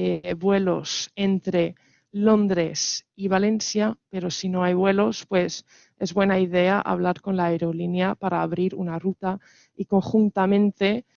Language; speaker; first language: Spanish; non-native, fluent; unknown